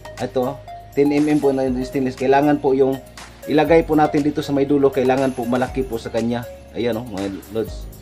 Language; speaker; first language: Filipino; non-native, local second language; Cebuano